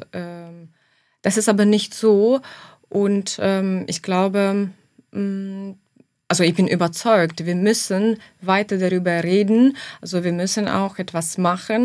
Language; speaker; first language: German; non-native, fluent; Ukrainian